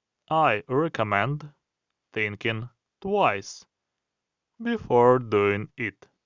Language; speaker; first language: English; non-native, fluent; Ukrainian